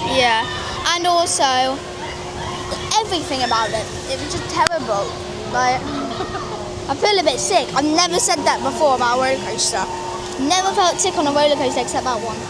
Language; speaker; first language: English; native; English